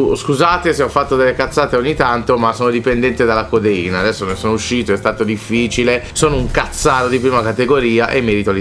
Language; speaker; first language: Italian; native; Italian